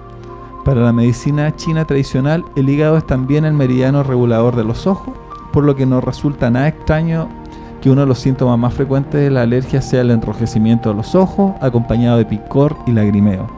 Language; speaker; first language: Spanish; native; Spanish